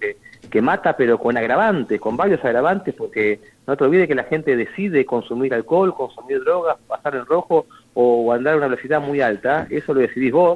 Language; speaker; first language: Spanish; native; Spanish